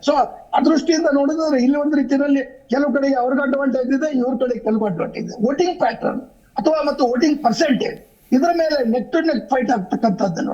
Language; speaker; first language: Kannada; native; Kannada